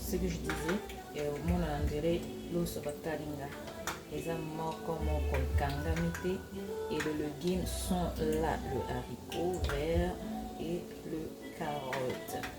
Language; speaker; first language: French; non-native, local second language; Lingala